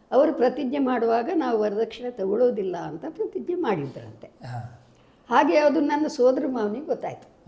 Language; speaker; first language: Kannada; non-native, local second language; Tulu